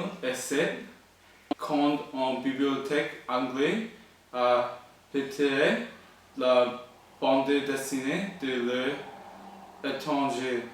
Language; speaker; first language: French; non-native, learner; English